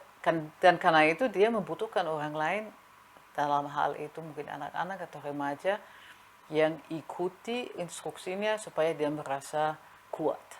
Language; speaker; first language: Indonesian; non-native, fluent; German